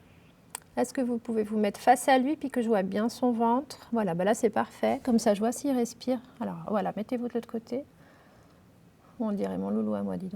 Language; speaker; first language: French; native; French